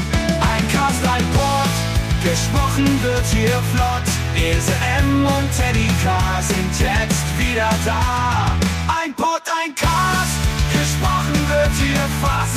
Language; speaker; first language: German; native; German